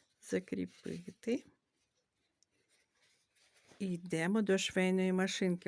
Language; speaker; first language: Ukrainian; native; Ukrainian